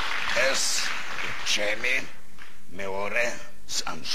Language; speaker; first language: Georgian; non-native, learner; Russian